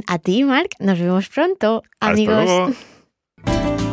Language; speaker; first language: Spanish; native; Spanish